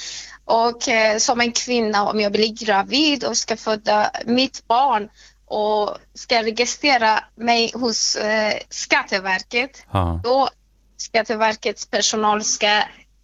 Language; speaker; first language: Swedish; non-native, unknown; Persian